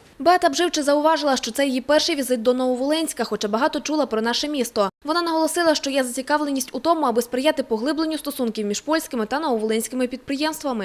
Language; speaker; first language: Ukrainian; native; Ukrainian